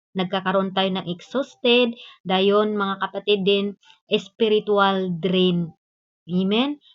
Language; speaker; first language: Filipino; non-native, local second language; Cebuano